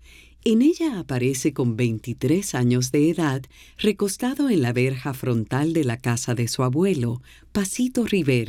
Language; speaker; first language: Spanish; native; Spanish